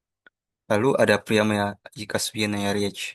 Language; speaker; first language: Russian; non-native, fluent; Indonesian